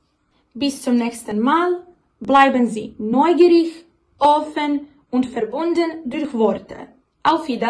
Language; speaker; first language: German; non-native, learner; Croatian